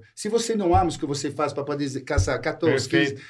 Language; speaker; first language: Portuguese; non-native, fluent; French